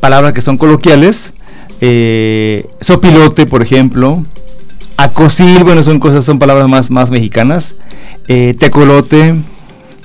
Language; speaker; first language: Spanish; non-native, local second language; Nahuatl languages